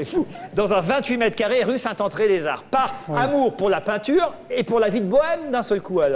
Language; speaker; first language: French; native; French